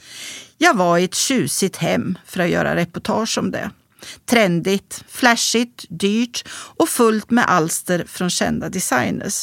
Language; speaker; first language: Swedish; native; Swedish